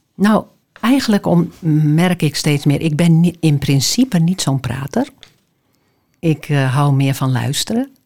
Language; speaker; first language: Dutch; native; Dutch